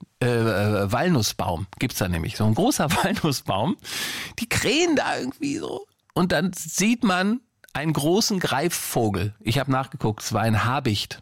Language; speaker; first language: German; native; German